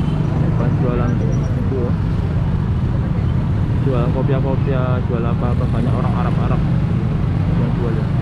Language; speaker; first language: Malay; non-native, local second language; Javanese